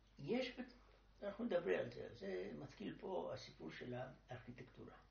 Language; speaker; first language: Hebrew; non-native, fluent; Romanian